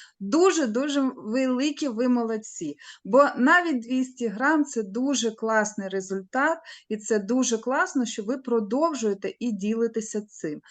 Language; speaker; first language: Ukrainian; non-native, local second language; Russian